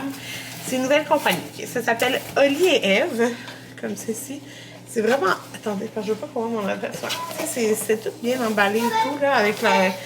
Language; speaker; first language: French; native; French